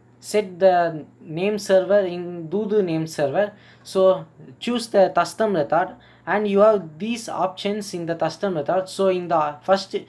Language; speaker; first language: English; non-native, local second language; Tamil